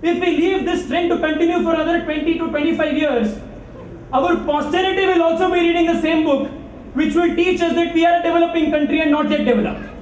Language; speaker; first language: English; non-native, local second language; Kannada